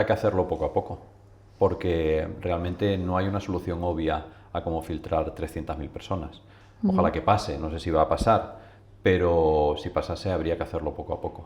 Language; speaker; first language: Spanish; native; Spanish